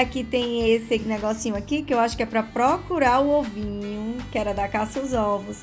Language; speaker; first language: Portuguese; native; Portuguese